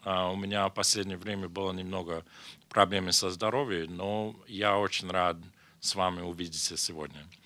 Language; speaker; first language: Russian; non-native, fluent; English